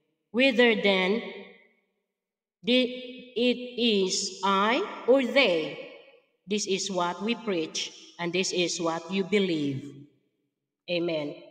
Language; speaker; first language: English; non-native, local second language; Filipino